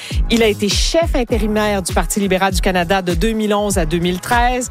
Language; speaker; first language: French; native; French